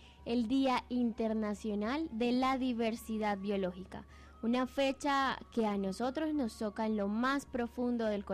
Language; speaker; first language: Spanish; native; Spanish